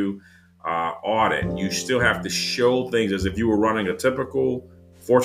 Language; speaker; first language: English; native; English